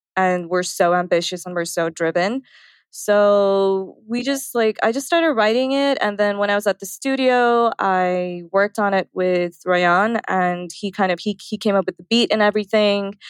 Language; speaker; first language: English; early bilingual, other home language; Arabic